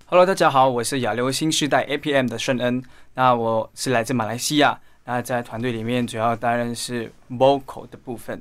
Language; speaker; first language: Chinese; native; Chinese